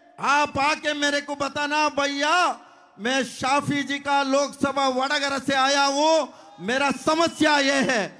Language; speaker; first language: Hindi; non-native, local second language; Kannada